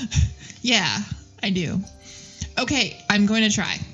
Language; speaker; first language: English; native; English